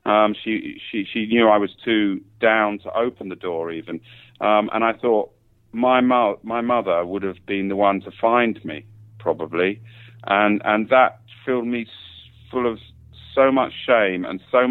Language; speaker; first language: English; native; English